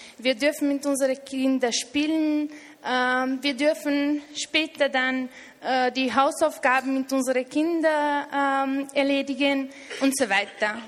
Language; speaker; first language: German; non-native, fluent; Romanian